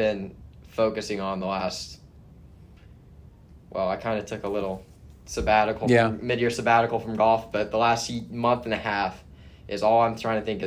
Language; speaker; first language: English; native; English